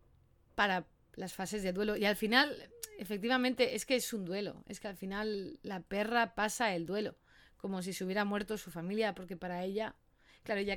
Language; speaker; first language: Spanish; native; Spanish